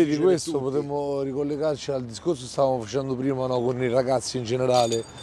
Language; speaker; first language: Italian; native; Italian